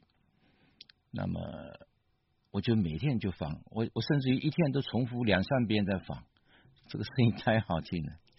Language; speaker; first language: Chinese; native; Chinese